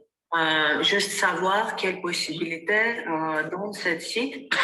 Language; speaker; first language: French; non-native, fluent; Armenian